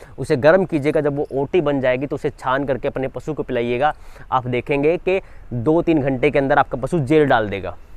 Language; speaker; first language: Hindi; native; Hindi